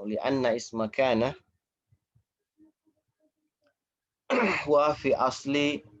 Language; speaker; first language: Arabic; non-native, fluent; Indonesian